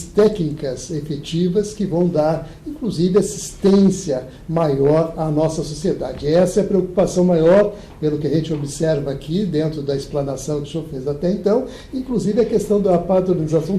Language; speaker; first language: Portuguese; native; Portuguese